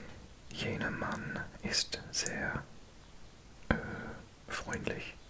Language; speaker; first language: German; non-native, learner; English